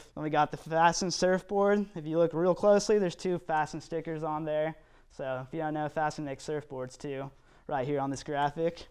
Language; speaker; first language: English; native; English